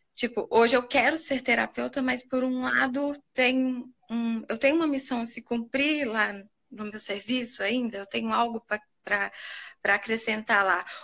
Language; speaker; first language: Portuguese; native; Portuguese